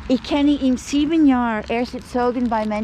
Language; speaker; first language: German; non-native, learner; English